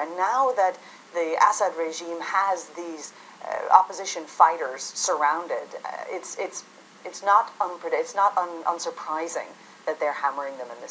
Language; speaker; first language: English; native; English